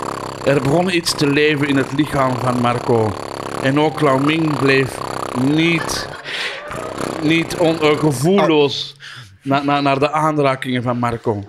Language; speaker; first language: Dutch; native; Dutch